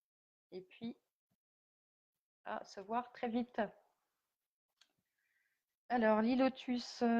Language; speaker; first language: French; native; French